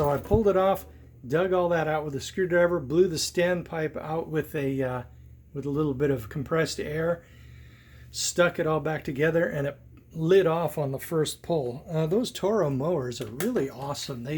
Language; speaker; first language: English; native; English